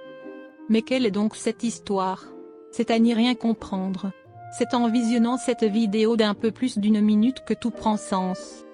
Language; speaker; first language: French; native; French